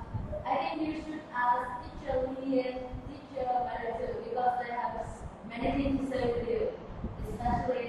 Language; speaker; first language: English; non-native, learner; Vietnamese